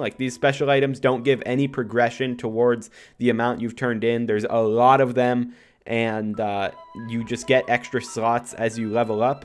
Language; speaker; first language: English; native; English